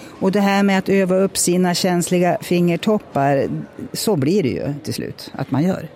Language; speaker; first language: Swedish; native; Swedish